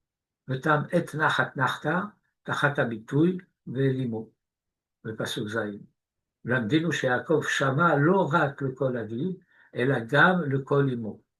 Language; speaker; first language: Hebrew; non-native, fluent; French